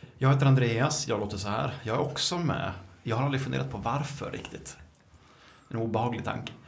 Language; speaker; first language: Swedish; native; Swedish